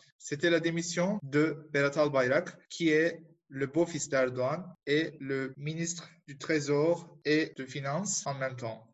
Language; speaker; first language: French; non-native, fluent; Turkish